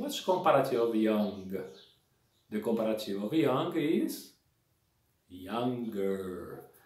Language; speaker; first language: English; non-native, fluent; Portuguese